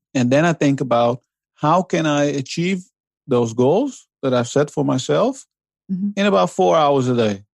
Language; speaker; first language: English; non-native, fluent; Dutch